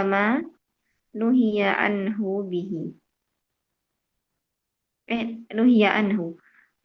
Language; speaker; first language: Arabic; non-native, learner; Indonesian